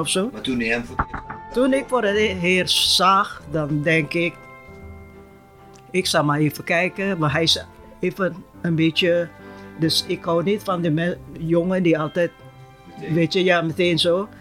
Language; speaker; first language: Dutch; non-native, local second language; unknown